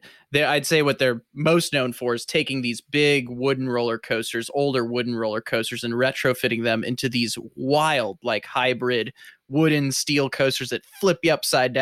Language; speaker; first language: English; native; English